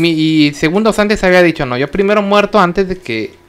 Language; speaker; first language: Spanish; native; Spanish